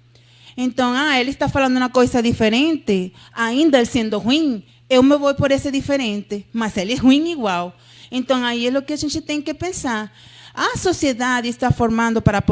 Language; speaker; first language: Portuguese; non-native, fluent; Spanish